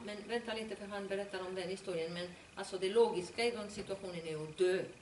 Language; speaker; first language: Swedish; non-native, fluent; Spanish